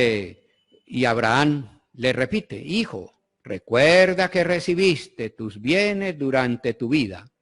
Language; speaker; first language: Spanish; native; Spanish